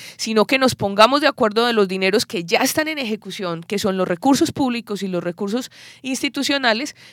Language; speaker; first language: Spanish; native; Spanish